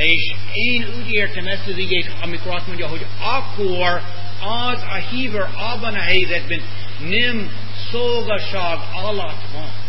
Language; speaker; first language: Hungarian; non-native, fluent; English